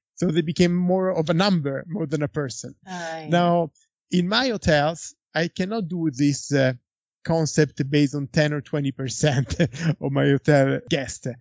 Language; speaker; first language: English; non-native, fluent; Italian